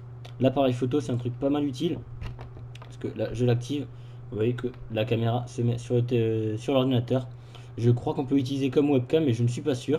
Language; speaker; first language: French; native; French